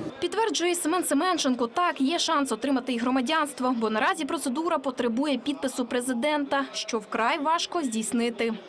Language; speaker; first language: Ukrainian; native; Ukrainian